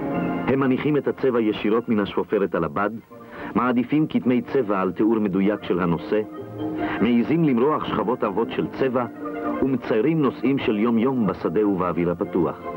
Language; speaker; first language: Hebrew; native; Hebrew